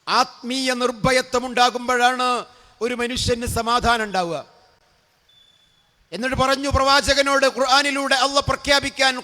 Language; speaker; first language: Malayalam; native; Malayalam